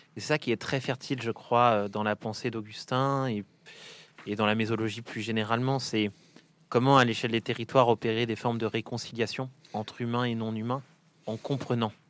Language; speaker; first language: French; native; French